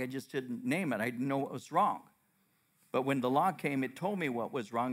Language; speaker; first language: English; native; English